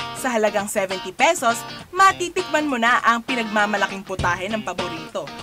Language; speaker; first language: Filipino; native; Filipino